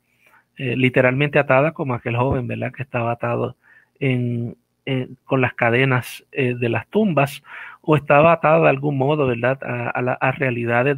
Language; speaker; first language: Spanish; native; Spanish